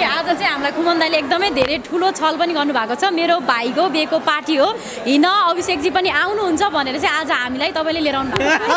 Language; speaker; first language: Nepali; native; Nepali